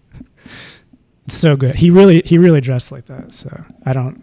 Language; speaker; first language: English; native; English